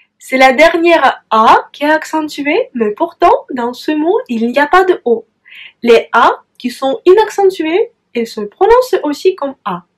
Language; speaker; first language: French; non-native, fluent; Russian